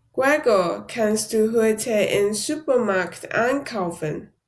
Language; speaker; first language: German; non-native, learner; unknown